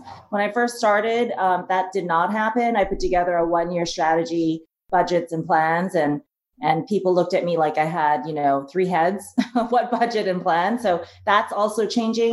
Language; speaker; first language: English; native; English